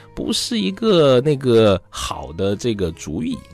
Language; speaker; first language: Chinese; native; Chinese